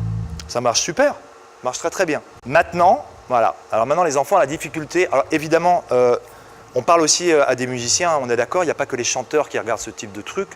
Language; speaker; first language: French; native; French